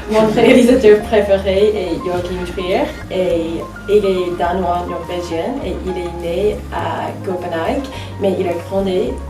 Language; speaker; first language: French; non-native, fluent; English